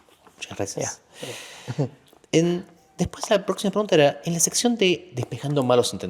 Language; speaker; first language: Spanish; native; Spanish